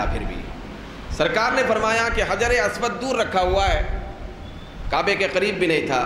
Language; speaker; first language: Urdu; native; Urdu